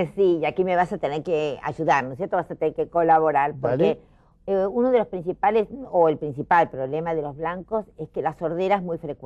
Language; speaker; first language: Spanish; native; Spanish